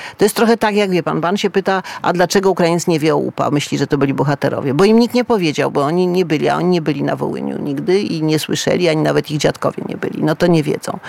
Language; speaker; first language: Polish; native; Polish